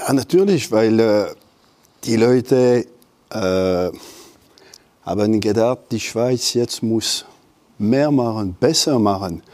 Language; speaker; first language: German; non-native, local second language; French